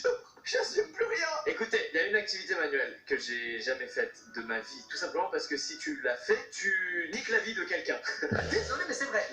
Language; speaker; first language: French; native; French